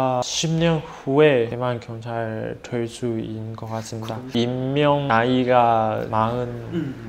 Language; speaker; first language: Korean; non-native, fluent; Chinese